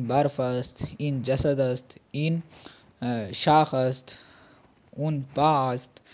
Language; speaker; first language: Persian; non-native, fluent; Urdu